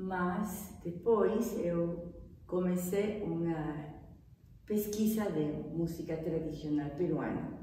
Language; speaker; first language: Portuguese; non-native, fluent; Spanish